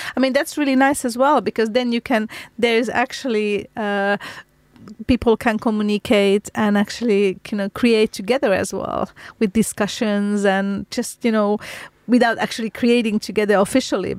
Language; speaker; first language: English; non-native, fluent; Finnish